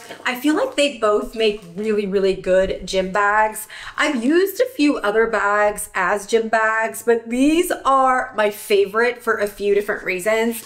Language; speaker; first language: English; native; English